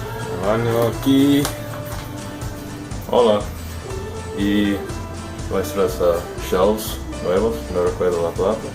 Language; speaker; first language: Spanish; non-native, learner; English